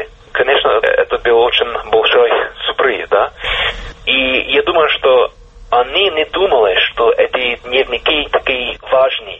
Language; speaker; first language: Russian; non-native, fluent; English